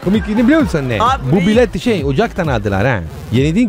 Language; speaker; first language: Turkish; non-native, learner; Italian